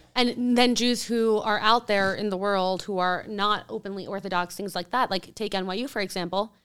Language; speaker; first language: English; early bilingual, other home language; Spanish